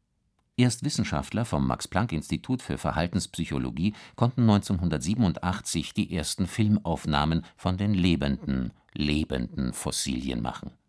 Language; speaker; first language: German; native; German